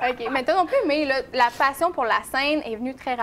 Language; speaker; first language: French; native; French